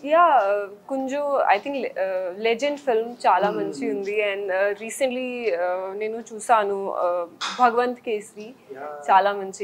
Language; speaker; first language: Telugu; non-native, learner; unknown